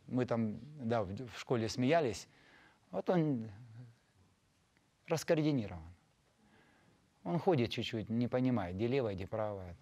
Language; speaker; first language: Russian; native; Russian